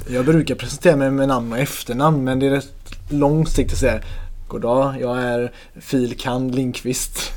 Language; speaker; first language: Swedish; native; Swedish